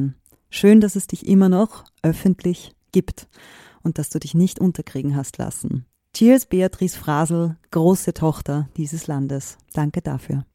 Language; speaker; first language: German; native; German